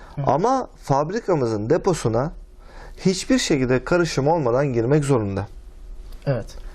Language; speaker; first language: Turkish; native; Turkish